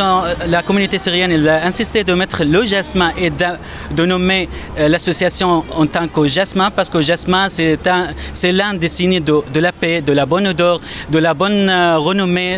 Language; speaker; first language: French; non-native, fluent; Arabic